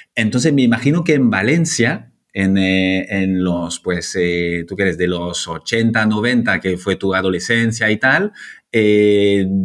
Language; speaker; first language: Spanish; non-native, fluent; French